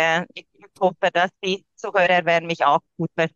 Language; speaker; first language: German; non-native, local second language; Hungarian